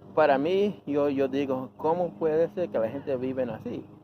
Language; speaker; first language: Spanish; early bilingual, heritage; Spanish